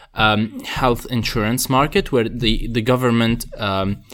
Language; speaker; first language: English; non-native, fluent; Arabic